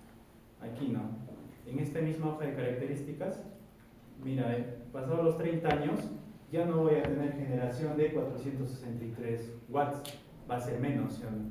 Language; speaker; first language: Spanish; native; Spanish